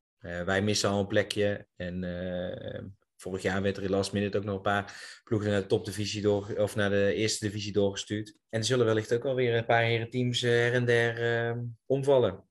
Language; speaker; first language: Dutch; native; Dutch